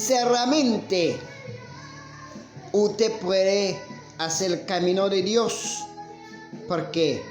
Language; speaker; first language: Spanish; non-native, learner; Haitian Creole